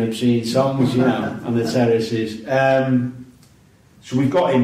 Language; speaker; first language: English; native; English